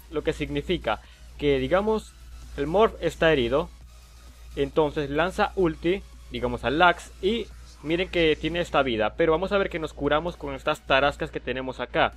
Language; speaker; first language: Spanish; native; Spanish